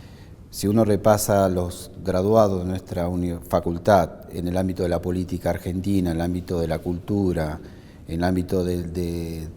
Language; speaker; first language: Spanish; native; Spanish